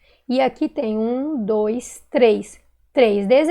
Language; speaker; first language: Portuguese; native; Portuguese